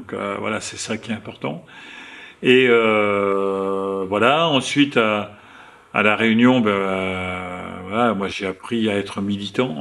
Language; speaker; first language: French; native; French